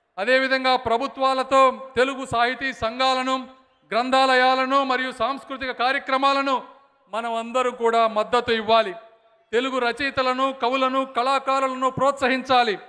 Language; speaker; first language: Telugu; native; Telugu